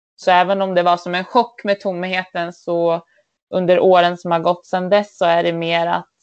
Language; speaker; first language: Swedish; native; Swedish